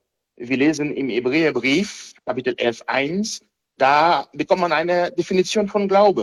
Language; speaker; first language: German; non-native, fluent; Haitian Creole